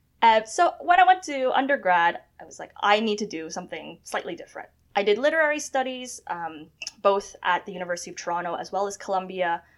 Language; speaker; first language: English; early bilingual, other home language; Chinese